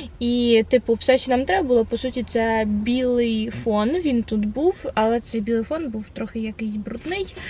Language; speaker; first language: Ukrainian; non-native, local second language; Russian